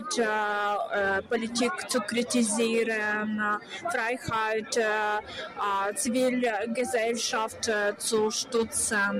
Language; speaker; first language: German; non-native, fluent; Ukrainian